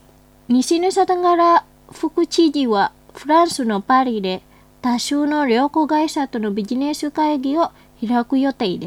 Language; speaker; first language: Japanese; non-native, fluent; Indonesian